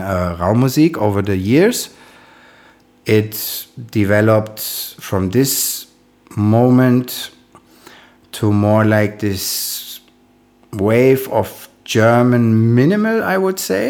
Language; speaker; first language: English; non-native, fluent; German